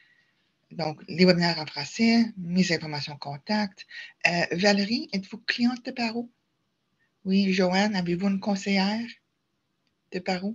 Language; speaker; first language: French; native; French